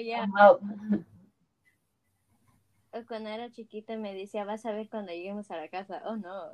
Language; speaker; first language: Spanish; early bilingual, heritage; Spanish